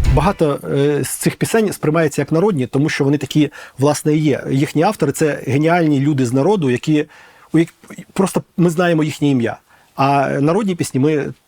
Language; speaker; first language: Ukrainian; native; Ukrainian